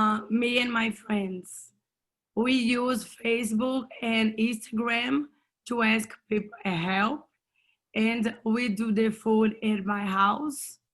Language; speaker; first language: English; non-native, learner; Portuguese